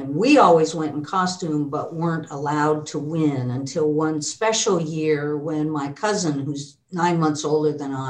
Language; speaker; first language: English; native; English